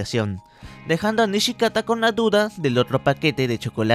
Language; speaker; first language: Spanish; native; Spanish